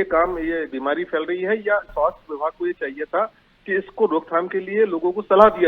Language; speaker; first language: Hindi; native; Hindi